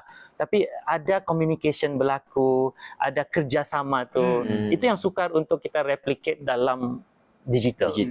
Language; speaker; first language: Malay; native; Malay